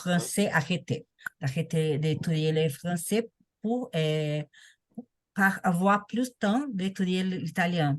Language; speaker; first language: French; non-native, learner; Portuguese